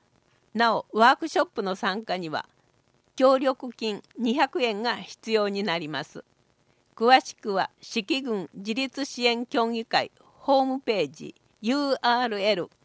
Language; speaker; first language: Japanese; native; Japanese